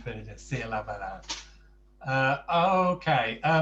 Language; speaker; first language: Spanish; non-native, fluent; English